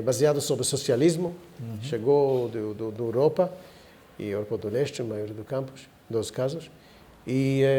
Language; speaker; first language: Portuguese; non-native, fluent; Hebrew